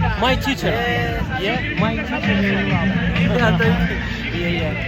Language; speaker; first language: English; non-native, learner; Ukrainian